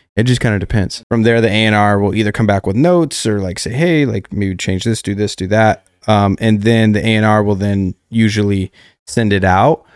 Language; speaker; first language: English; native; English